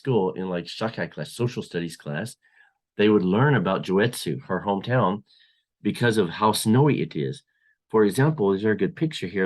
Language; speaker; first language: English; non-native, fluent; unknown